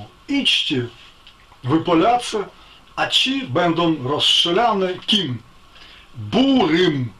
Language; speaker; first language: Polish; non-native, fluent; Ukrainian